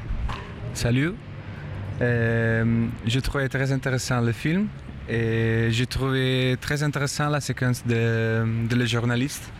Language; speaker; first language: French; non-native, learner; Italian